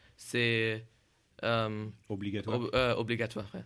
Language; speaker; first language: French; non-native, learner; German